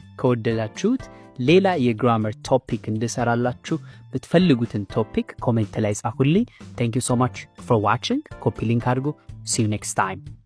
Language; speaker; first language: Amharic; native; Amharic